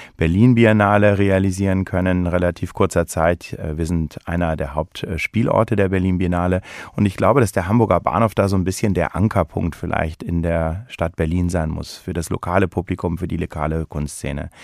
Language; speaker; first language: German; native; German